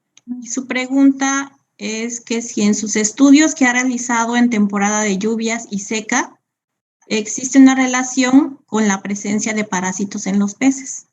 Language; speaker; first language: Spanish; native; Spanish